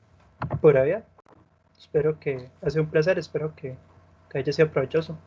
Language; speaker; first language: Spanish; native; Spanish